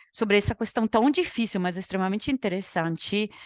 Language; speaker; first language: Portuguese; non-native, fluent; Italian